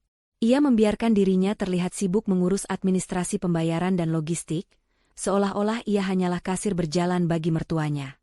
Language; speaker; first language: Indonesian; native; Indonesian